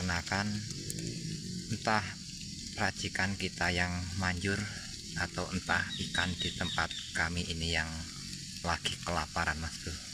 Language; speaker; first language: Indonesian; native; Indonesian